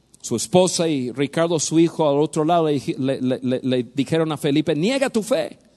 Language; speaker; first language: Spanish; non-native, fluent; English